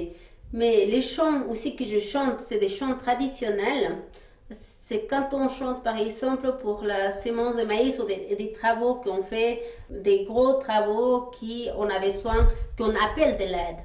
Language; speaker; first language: French; non-native, fluent; Quechua